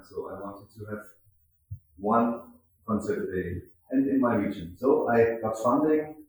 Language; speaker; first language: English; non-native, fluent; German